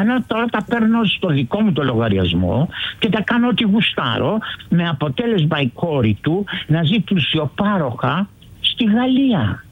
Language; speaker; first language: Greek; early bilingual, heritage; Greek